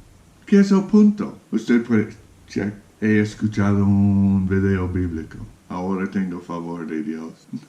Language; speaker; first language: Spanish; non-native, fluent; English